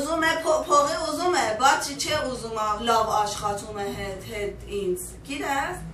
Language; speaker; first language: Armenian; non-native, learner; Persian